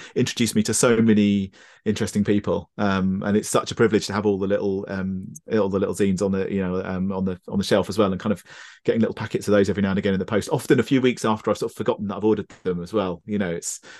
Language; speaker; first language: English; native; English